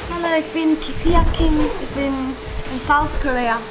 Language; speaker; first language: Dutch; non-native, learner; Korean